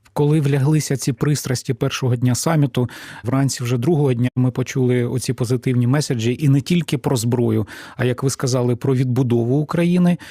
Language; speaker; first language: Ukrainian; native; Ukrainian